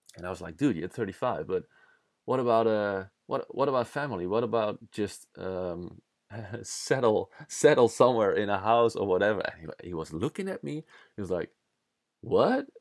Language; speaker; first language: English; non-native, fluent; Dutch